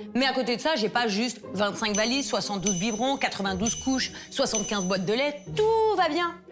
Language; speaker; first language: French; native; French